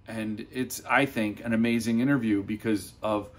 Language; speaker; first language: English; native; English